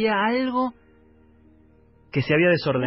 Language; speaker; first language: Spanish; native; Spanish